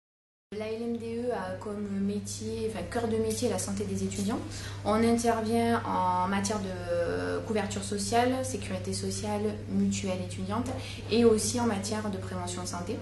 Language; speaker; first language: French; native; French